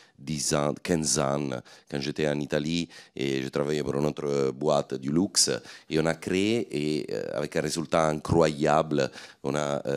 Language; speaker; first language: French; non-native, fluent; Italian